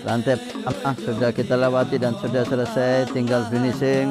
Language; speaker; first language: Indonesian; native; Indonesian